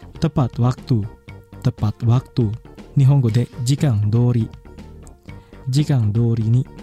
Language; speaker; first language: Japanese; non-native, fluent; Indonesian